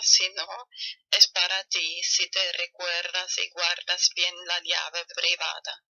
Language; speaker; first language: Spanish; non-native, learner; German